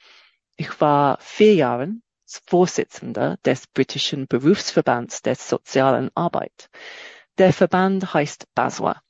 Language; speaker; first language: German; non-native, fluent; English